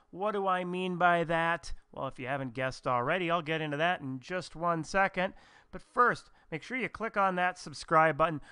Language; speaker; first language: English; native; English